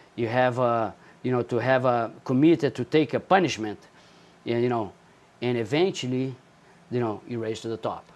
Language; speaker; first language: English; non-native, fluent; Portuguese